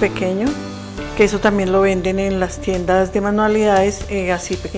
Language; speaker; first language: Spanish; native; Spanish